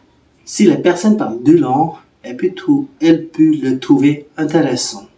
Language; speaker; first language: French; non-native, learner; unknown